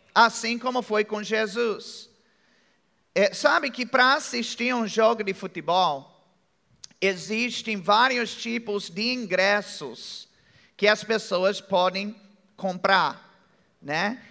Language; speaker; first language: Portuguese; non-native, fluent; English